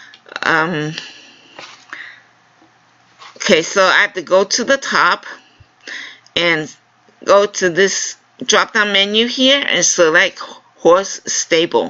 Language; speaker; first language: English; non-native, fluent; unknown